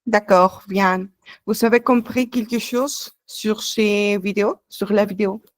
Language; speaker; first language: French; non-native, fluent; Spanish